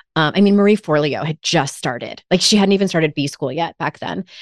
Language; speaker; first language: English; native; English